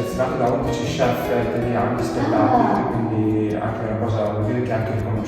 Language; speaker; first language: Italian; native; Italian